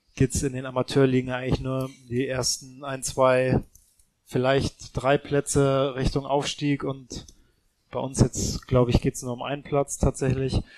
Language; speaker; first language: German; native; German